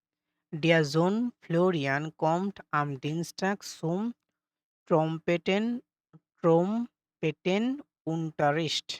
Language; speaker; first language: German; non-native, fluent; Bangla